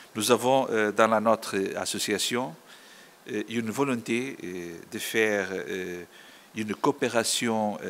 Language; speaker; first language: French; non-native, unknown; Portuguese